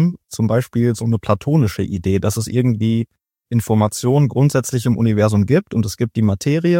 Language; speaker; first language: German; native; German